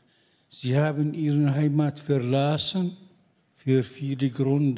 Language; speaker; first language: German; non-native, fluent; Arabic